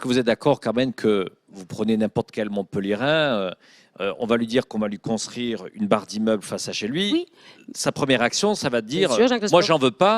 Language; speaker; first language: French; native; French